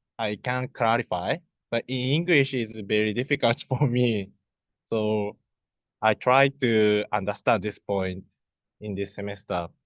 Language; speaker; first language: English; non-native, learner; Japanese